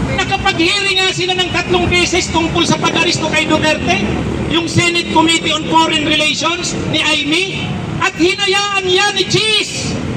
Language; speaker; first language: Filipino; non-native, local second language; Bikol